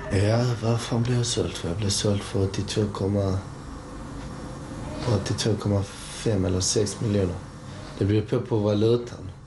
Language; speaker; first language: Swedish; early bilingual, other home language; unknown